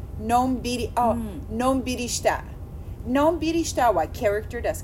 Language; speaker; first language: Japanese; non-native, learner; English